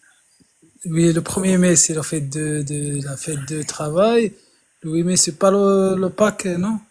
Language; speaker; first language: French; non-native, fluent; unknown